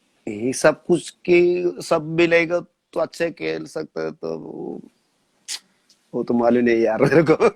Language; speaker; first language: Hindi; non-native, local second language; Malayalam